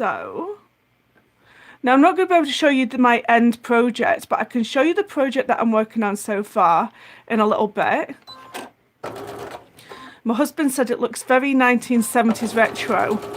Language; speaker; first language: English; native; English